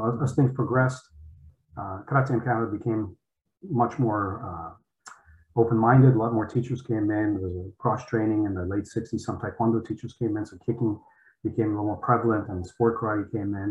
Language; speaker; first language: English; early bilingual, other home language; Polish